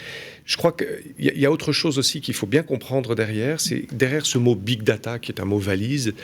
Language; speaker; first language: French; native; French